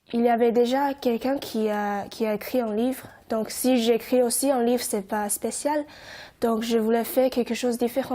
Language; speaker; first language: French; non-native, learner; Chinese